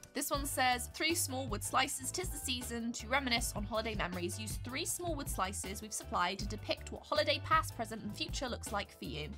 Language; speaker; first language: English; native; English